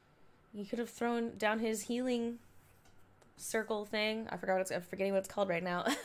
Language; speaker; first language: English; native; English